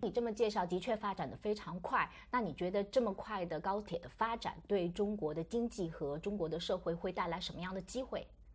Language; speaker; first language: Chinese; native; Chinese